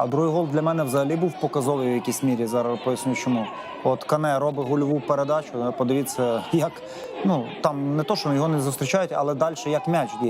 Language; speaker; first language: Ukrainian; native; Ukrainian